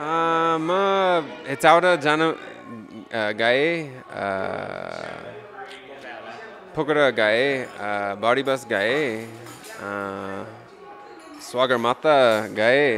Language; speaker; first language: Nepali; non-native, learner; English